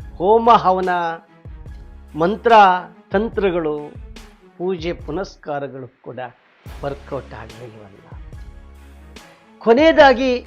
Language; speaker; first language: Kannada; native; Kannada